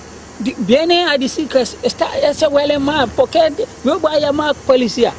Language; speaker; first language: Spanish; non-native, learner; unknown